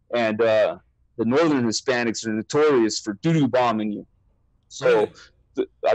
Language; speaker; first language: English; native; English